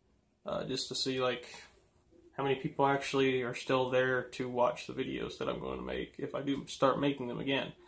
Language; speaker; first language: English; native; English